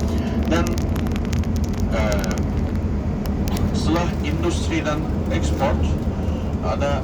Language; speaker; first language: Indonesian; non-native, fluent; Turkish